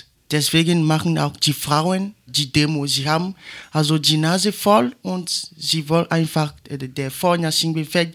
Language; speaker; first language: German; non-native, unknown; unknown